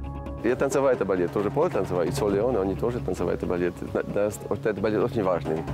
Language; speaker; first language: Russian; non-native, learner; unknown